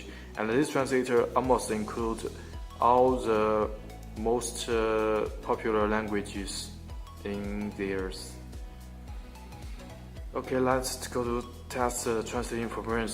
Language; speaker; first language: English; non-native, learner; Chinese